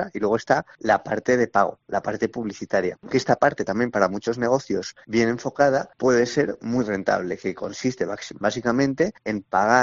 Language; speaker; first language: Spanish; native; Spanish